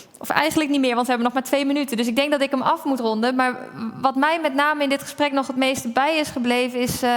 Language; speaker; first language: Dutch; native; Dutch